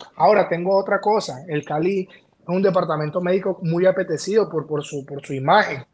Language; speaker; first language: Spanish; native; Spanish